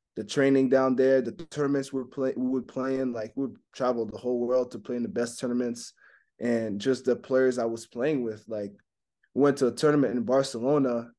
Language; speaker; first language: English; non-native, fluent; French